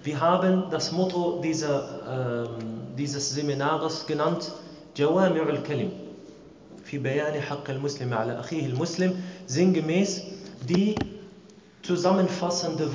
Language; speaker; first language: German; early bilingual, other home language; Arabic